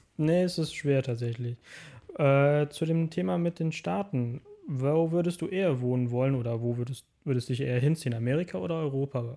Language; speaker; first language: German; native; German